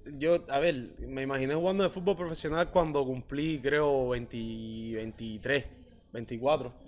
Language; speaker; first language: Spanish; native; Spanish